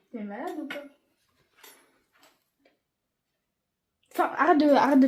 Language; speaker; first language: French; native; French